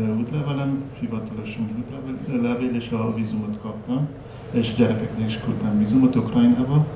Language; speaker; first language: Hungarian; non-native, learner; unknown